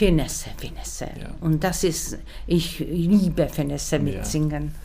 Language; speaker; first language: German; non-native, learner; Czech